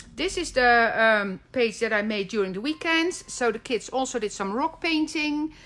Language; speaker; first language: English; non-native, fluent; Dutch